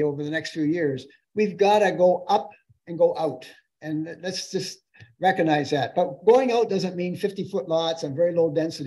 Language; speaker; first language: English; native; English